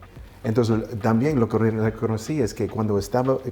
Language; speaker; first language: Spanish; early bilingual, heritage; Spanish